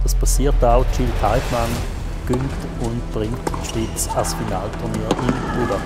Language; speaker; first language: German; native; German